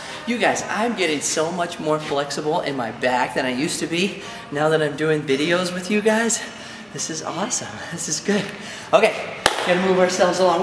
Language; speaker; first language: English; native; English